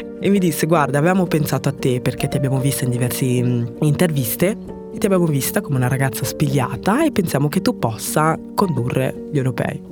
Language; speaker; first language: Italian; early bilingual, other home language; French